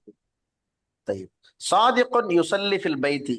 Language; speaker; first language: Arabic; non-native, fluent; Tamil